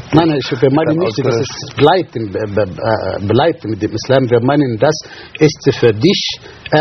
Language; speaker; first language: German; non-native, fluent; Arabic